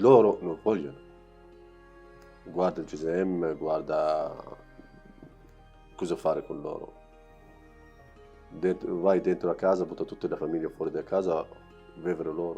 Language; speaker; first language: Italian; non-native, learner; Arabic